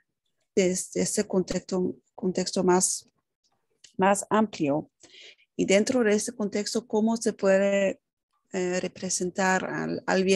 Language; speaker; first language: Spanish; non-native, fluent; Dutch